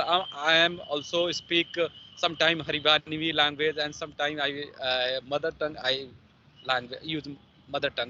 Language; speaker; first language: English; non-native, learner; Hindi